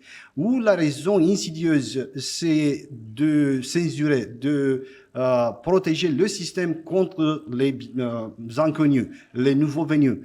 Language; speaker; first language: French; non-native, fluent; Romanian